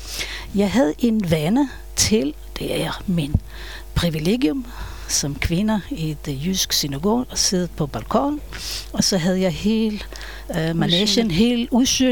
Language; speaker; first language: Danish; non-native, fluent; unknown